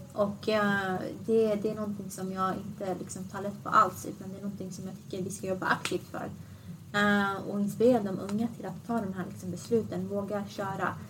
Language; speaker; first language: Swedish; early bilingual, other home language; Assyrian Neo-Aramaic